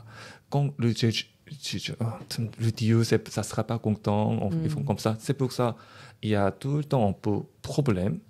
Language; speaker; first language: French; non-native, learner; Korean